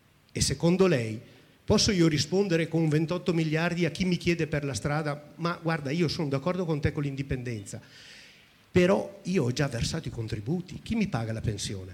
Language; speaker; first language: Italian; native; Italian